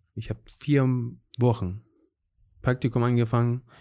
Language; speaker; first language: German; non-native, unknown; Persian